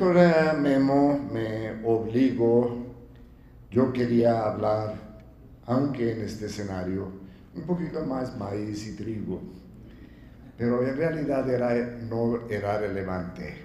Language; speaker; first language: Spanish; non-native, fluent; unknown